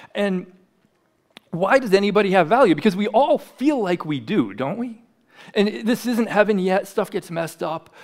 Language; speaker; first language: English; native; English